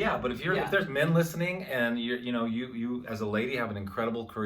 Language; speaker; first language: English; native; English